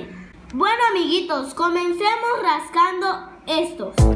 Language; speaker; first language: Spanish; native; Spanish